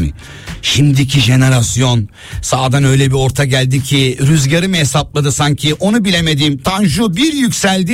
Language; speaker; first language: Turkish; native; Turkish